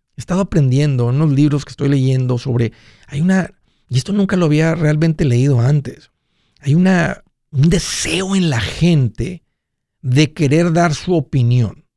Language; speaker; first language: Spanish; early bilingual, heritage; Spanish